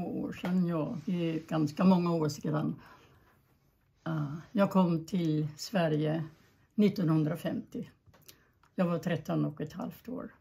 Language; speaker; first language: Swedish; early bilingual, other home language; German